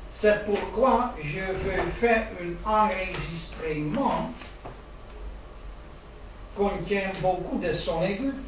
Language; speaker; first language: French; non-native, learner; Dutch